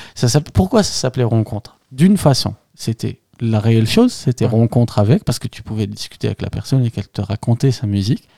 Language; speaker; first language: French; non-native, local second language; Arabic